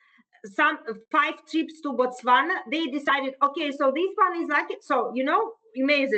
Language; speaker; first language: English; non-native, fluent; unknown